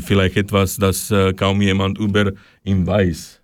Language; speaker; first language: German; non-native, learner; Slovak